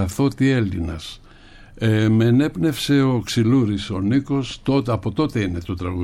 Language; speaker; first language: Greek; native; Greek